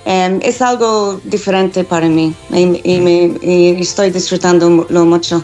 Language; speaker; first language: Spanish; non-native, fluent; English